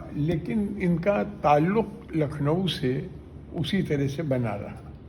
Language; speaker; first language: Urdu; native; Urdu